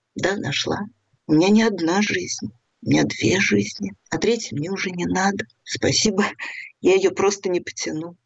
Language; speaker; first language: Russian; native; Russian